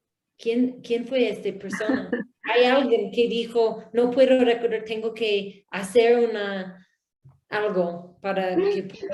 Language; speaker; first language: Spanish; non-native, learner; English